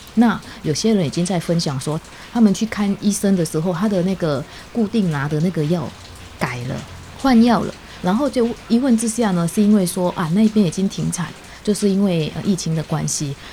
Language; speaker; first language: Chinese; non-native, fluent; Indonesian